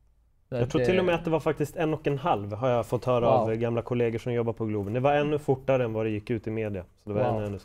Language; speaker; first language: Swedish; native; Swedish